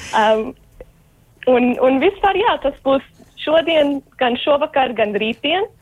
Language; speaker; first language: Latvian; early bilingual, heritage; Latvian